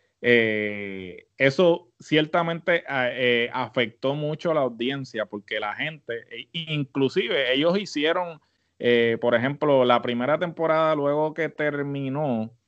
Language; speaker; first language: Spanish; native; Spanish